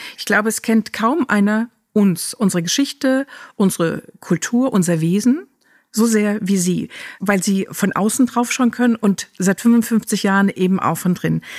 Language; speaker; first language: German; native; German